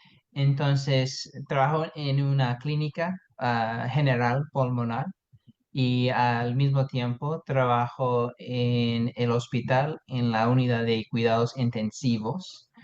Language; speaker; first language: Spanish; non-native, fluent; English